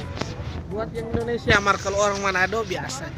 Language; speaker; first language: Indonesian; non-native, local second language; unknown